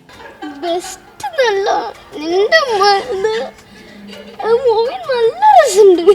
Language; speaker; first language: Malayalam; early bilingual, heritage; Malayalam